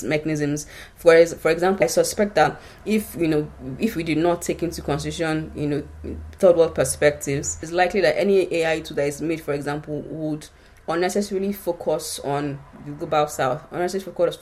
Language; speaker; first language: English; non-native, local second language; Yoruba